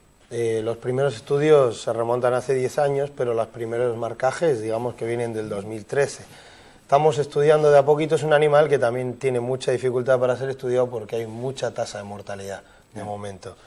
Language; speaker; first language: Spanish; native; Spanish